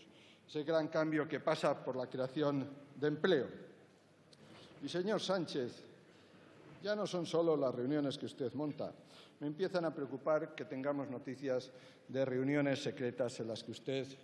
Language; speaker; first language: Spanish; native; Spanish